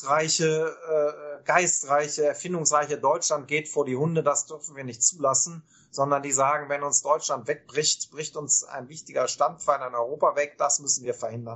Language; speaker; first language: German; native; German